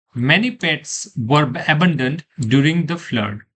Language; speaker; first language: English; non-native, local second language; Gujarati